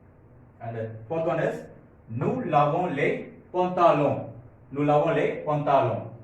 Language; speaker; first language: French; non-native, fluent; Tamil